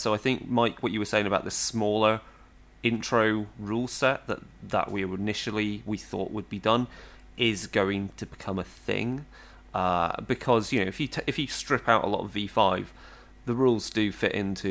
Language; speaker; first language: English; native; English